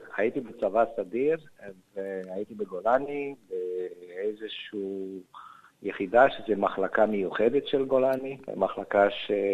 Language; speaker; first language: Hebrew; non-native, fluent; Romanian